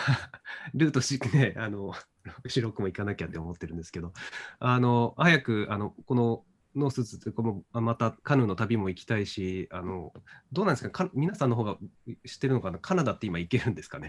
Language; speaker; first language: Japanese; native; Japanese